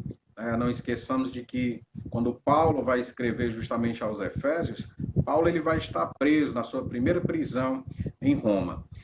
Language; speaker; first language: Portuguese; native; Portuguese